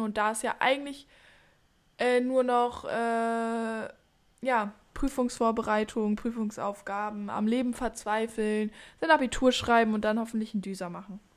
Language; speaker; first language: German; native; German